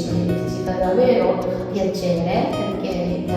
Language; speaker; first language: Italian; non-native, fluent; Japanese